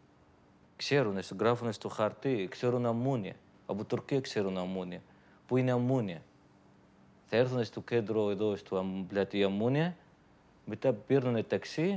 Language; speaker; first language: Greek; non-native, learner; Arabic